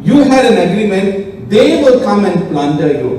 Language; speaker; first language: English; non-native, local second language; Tamil